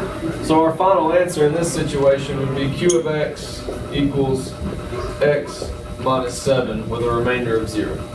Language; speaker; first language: English; native; English